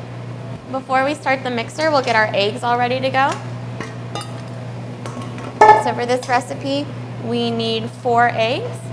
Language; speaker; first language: English; native; English